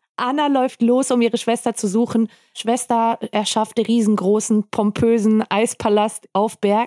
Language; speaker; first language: German; native; German